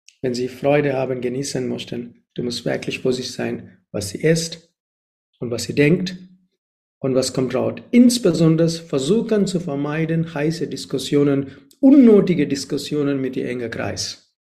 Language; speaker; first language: German; non-native, learner; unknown